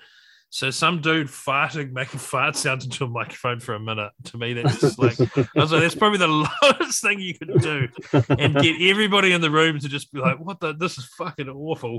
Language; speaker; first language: English; native; English